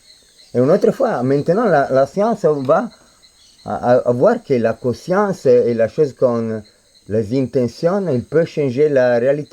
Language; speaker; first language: French; non-native, fluent; Spanish